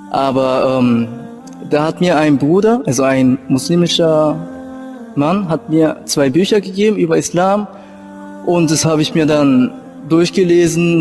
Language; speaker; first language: German; early bilingual, other home language; Japanese